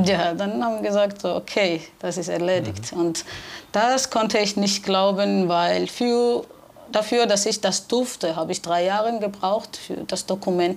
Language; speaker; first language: German; non-native, fluent; Georgian